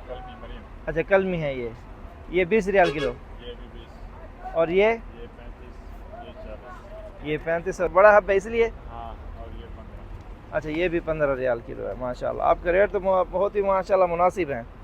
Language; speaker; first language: Hindi; native; Hindi